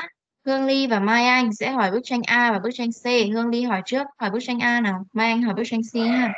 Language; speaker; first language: Vietnamese; native; Vietnamese